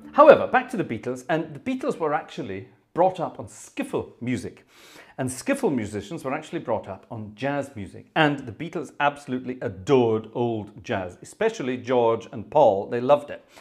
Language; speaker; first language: English; native; English